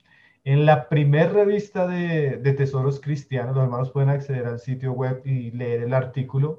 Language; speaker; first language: Spanish; native; Spanish